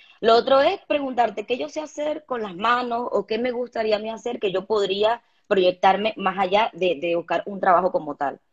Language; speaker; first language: Spanish; native; Spanish